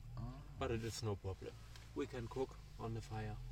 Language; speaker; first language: English; non-native, learner; German